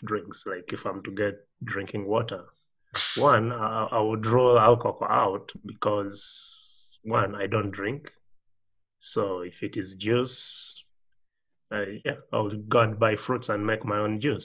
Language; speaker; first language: English; non-native, local second language; Ganda